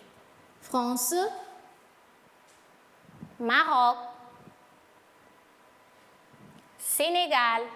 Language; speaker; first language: French; non-native, fluent; Portuguese